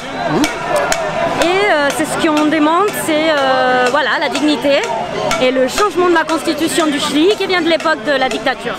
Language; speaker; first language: French; non-native, fluent; Spanish